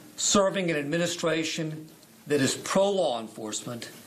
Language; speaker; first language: English; native; English